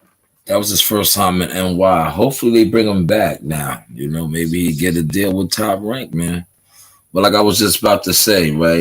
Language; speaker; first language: English; native; English